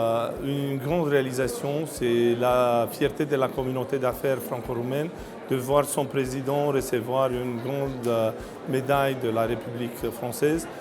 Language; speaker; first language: French; non-native, fluent; Romanian